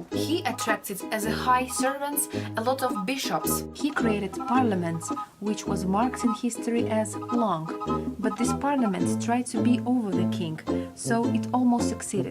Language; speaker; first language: English; non-native, learner; Russian